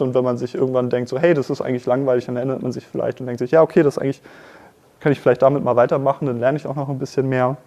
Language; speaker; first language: German; native; German